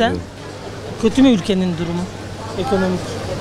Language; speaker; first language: Turkish; native; Turkish